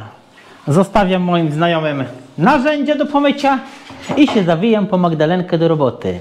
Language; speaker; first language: Polish; native; Polish